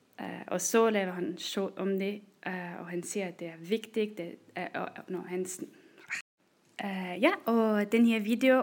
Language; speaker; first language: Danish; non-native, fluent; German